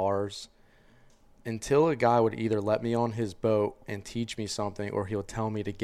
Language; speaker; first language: English; native; English